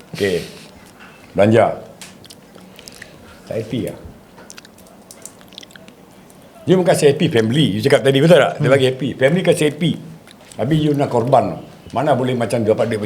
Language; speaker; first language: Malay; native; Malay